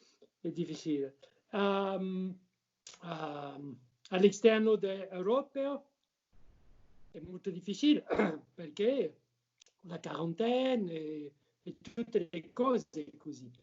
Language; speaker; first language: Italian; non-native, learner; French